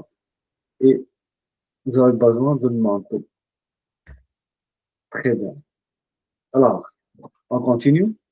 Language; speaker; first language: French; non-native, fluent; Punjabi